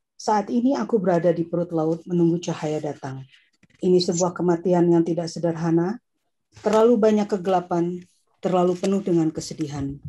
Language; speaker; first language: English; non-native, fluent; Indonesian